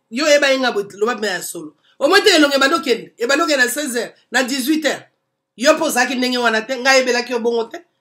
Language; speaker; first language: Lingala; native; Lingala